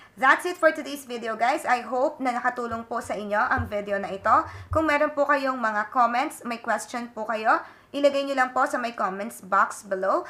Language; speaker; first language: Filipino; native; Filipino